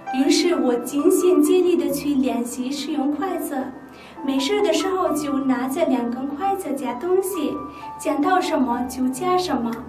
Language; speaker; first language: Chinese; non-native, fluent; Nepali